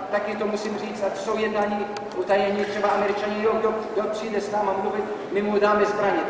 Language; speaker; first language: Czech; non-native, fluent; Arabic